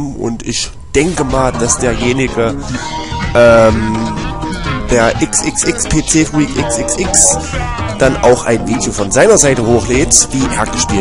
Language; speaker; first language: German; native; German